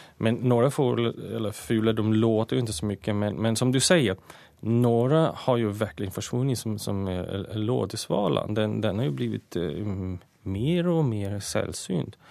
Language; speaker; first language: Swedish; native; Swedish